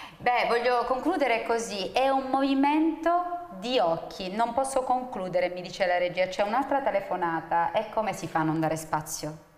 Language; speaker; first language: Italian; native; Italian